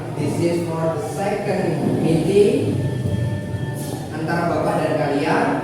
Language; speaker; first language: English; non-native, fluent; Indonesian